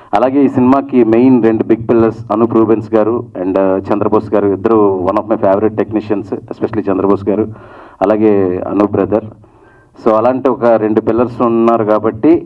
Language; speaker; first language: Telugu; native; Telugu